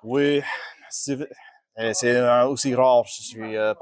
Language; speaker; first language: French; non-native, local second language; English